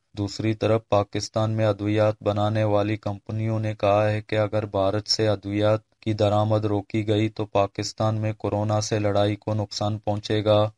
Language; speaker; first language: Urdu; non-native, local second language; Baluchi